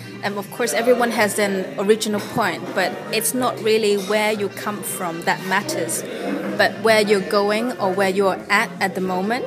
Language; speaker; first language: English; non-native, local second language; Cantonese